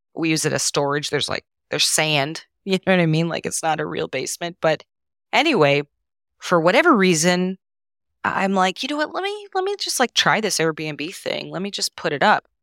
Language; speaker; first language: English; non-native, fluent; Serbian